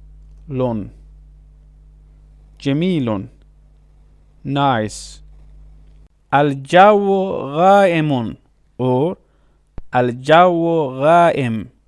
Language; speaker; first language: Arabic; non-native, fluent; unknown